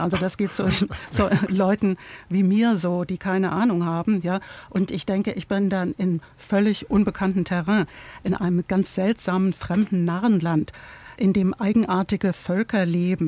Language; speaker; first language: German; native; German